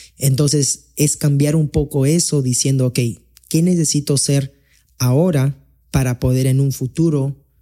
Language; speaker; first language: Spanish; early bilingual, heritage; Spanish